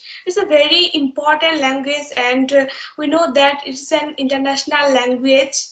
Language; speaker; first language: English; non-native, learner; Bangla